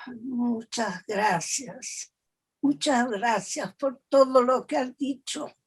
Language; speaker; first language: Spanish; early bilingual, other home language; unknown